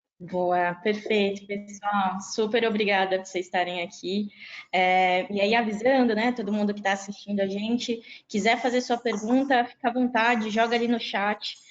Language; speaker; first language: Portuguese; native; Portuguese